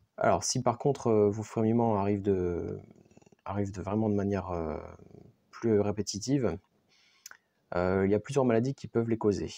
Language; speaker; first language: French; native; French